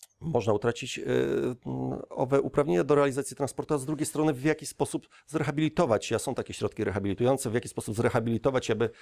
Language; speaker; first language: Polish; native; Polish